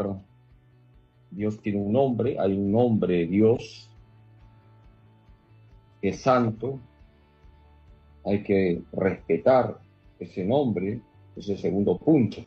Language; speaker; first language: Spanish; native; Spanish